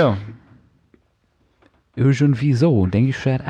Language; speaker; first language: German; native; German